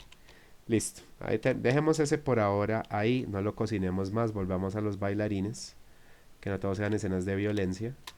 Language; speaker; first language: Spanish; native; Spanish